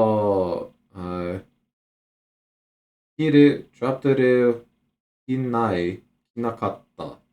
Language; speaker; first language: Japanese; non-native, learner; English